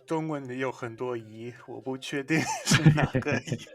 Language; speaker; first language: Chinese; non-native, fluent; English